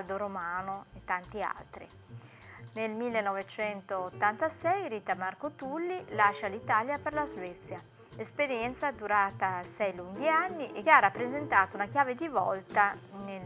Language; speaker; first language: Italian; native; Italian